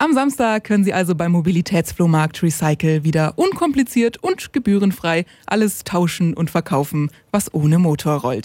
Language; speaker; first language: German; native; German